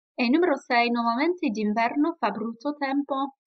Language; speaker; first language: Italian; non-native, fluent; English